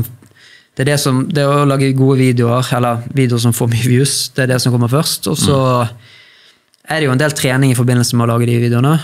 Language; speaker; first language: Norwegian; native; Norwegian